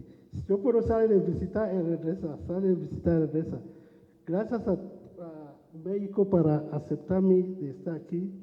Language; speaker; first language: Spanish; non-native, learner; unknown